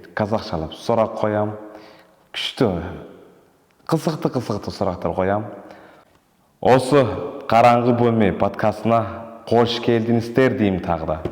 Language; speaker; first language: Kazakh; non-native, fluent; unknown